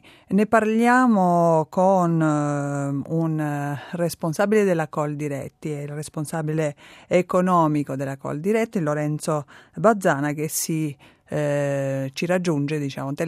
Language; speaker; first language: Italian; native; Italian